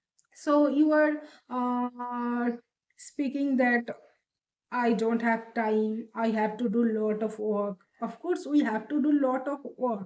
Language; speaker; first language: English; non-native, learner; Bangla